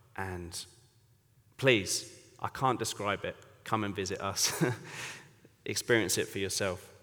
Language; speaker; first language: English; native; English